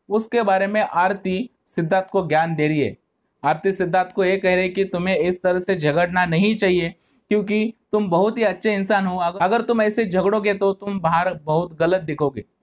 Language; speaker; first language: Hindi; non-native, local second language; Marathi